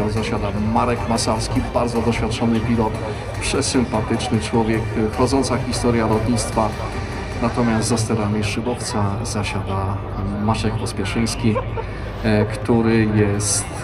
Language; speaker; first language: Polish; native; Polish